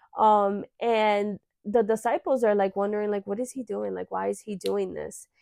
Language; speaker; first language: English; early bilingual, other home language; Spanish